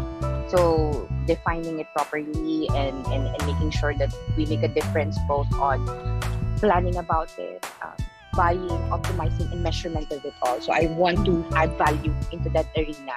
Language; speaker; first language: English; non-native, local second language; Filipino